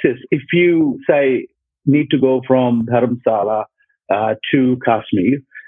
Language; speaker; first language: English; non-native, local second language; Punjabi